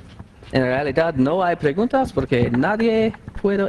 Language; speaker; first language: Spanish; non-native, learner; English